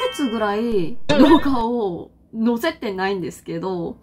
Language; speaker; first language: Japanese; non-native, fluent; Korean